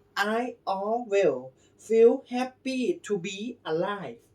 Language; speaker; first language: English; non-native, learner; Thai